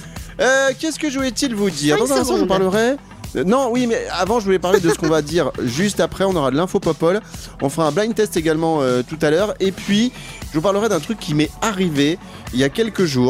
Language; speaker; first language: French; native; French